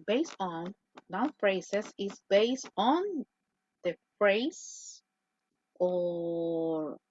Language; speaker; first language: English; non-native, fluent; Spanish